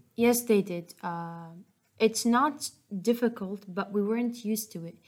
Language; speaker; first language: English; non-native, fluent; Arabic